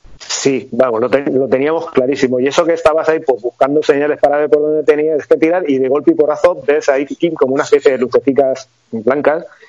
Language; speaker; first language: Spanish; native; Spanish